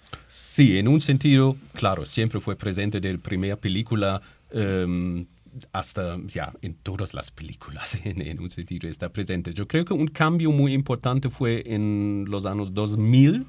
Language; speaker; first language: Spanish; non-native, fluent; German